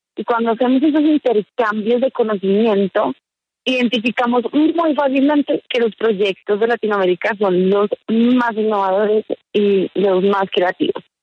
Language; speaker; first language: Spanish; native; Spanish